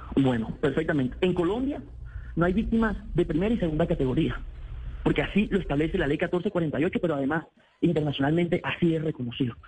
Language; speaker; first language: Spanish; native; Spanish